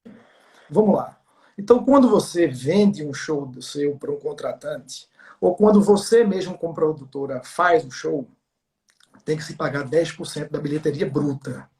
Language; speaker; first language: Portuguese; native; Portuguese